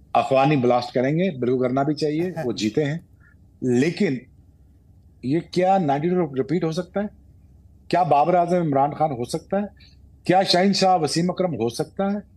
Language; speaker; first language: Urdu; non-native, local second language; Punjabi